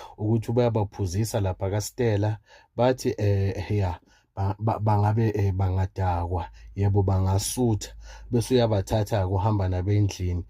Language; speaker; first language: Zulu; native; Zulu